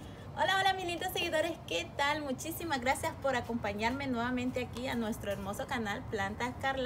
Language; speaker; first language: Spanish; native; Spanish